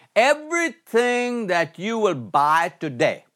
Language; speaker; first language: English; non-native, local second language; Hindi